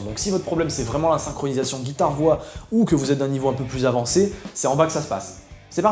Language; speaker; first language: French; native; French